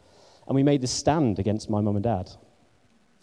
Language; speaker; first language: English; native; English